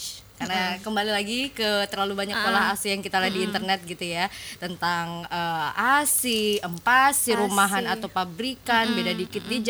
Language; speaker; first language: Indonesian; native; Indonesian